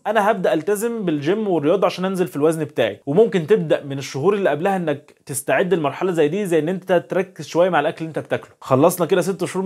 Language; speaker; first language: Arabic; native; Arabic